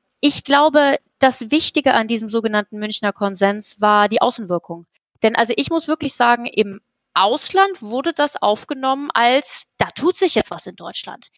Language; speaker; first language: German; native; German